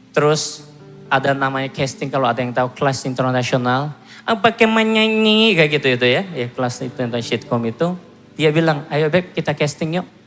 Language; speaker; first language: Indonesian; non-native, fluent; Korean